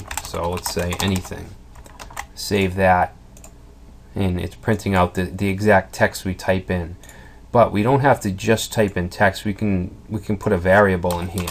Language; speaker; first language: English; native; English